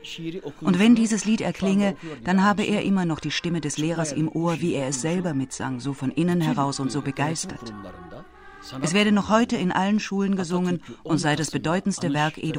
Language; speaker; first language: German; native; German